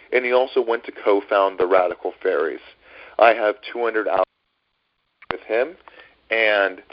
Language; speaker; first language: English; native; English